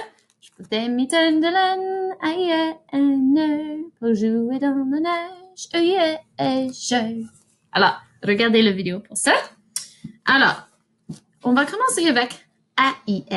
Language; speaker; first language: French; non-native, fluent; English